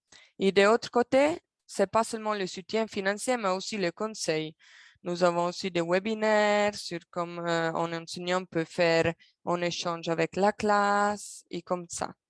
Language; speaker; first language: French; non-native, local second language; Italian